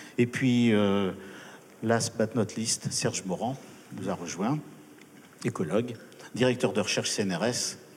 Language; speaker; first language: French; native; French